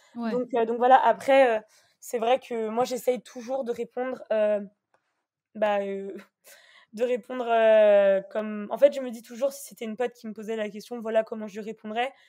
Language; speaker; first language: French; native; French